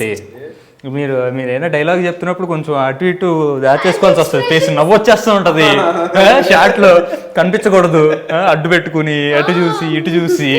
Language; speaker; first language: Telugu; native; Telugu